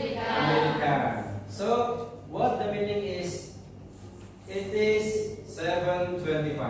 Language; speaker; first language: English; non-native, learner; Indonesian